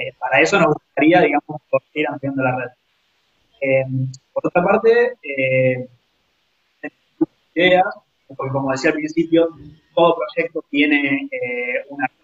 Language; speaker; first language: Spanish; native; Spanish